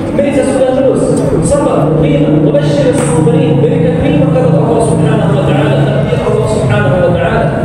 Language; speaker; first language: Indonesian; non-native, fluent; Arabic